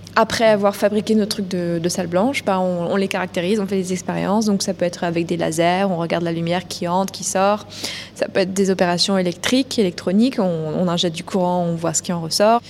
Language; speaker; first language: French; native; French